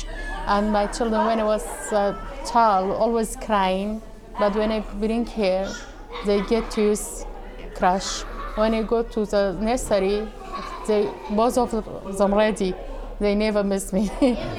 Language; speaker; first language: English; non-native, learner; Arabic